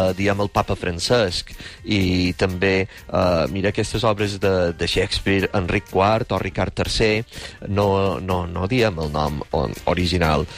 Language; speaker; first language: Catalan; native; Catalan